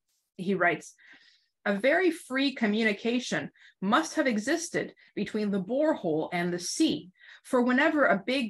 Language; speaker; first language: English; native; English